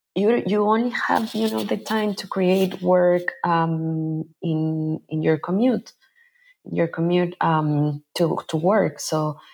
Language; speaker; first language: English; non-native, fluent; Spanish